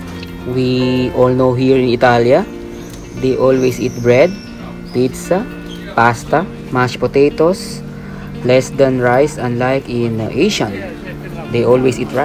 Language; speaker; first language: English; non-native, local second language; Filipino